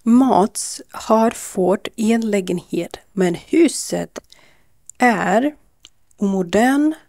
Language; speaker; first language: Swedish; non-native, learner; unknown